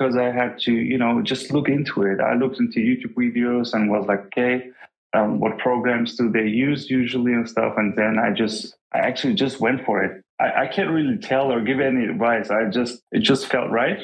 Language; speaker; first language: English; non-native, fluent; German